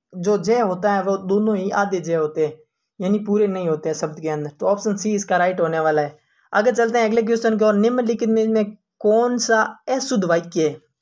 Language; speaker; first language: Hindi; native; Hindi